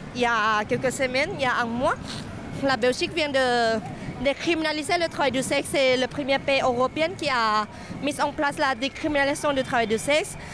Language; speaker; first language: French; non-native, fluent; Thai